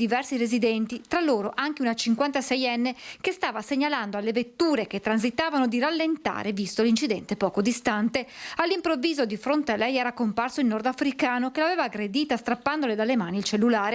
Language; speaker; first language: Italian; native; Italian